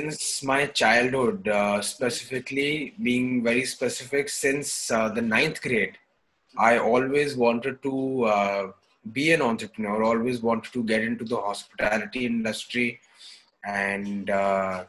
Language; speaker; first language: English; non-native, local second language; Hindi